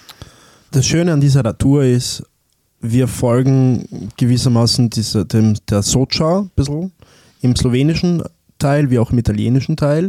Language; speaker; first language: German; early bilingual, other home language; Italian